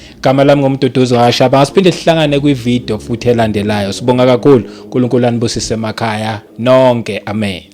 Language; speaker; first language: Zulu; native; Zulu